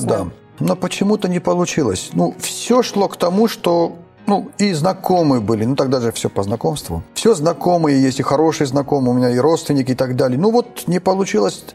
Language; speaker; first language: Russian; non-native, local second language; Armenian